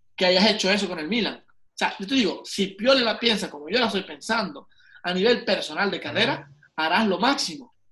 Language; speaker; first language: Spanish; native; Spanish